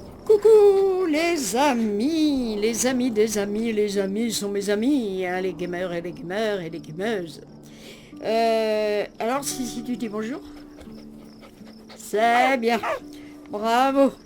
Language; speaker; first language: French; native; French